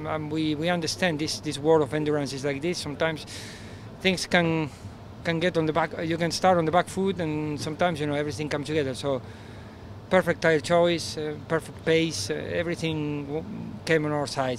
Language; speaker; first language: English; non-native, fluent; Spanish